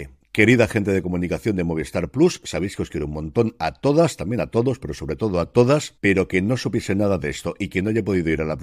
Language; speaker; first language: Spanish; native; Spanish